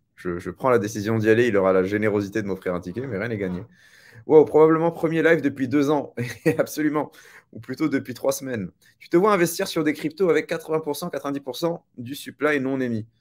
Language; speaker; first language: French; native; French